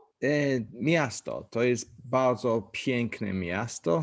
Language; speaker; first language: Polish; non-native, learner; English